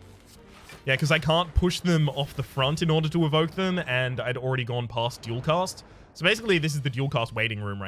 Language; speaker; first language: English; native; English